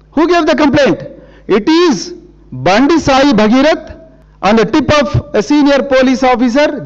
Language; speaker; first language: English; non-native, local second language; Telugu